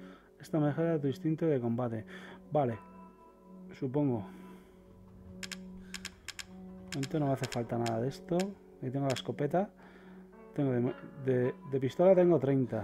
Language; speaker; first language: Spanish; native; Spanish